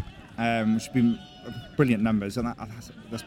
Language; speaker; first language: English; native; English